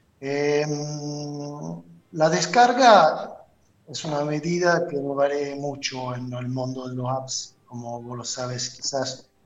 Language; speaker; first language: Spanish; non-native, fluent; French